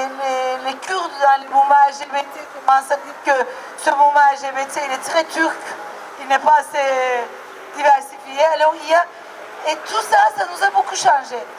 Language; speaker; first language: French; non-native, fluent; Turkish